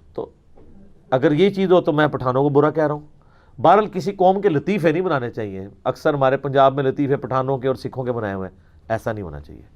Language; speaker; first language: Urdu; native; Urdu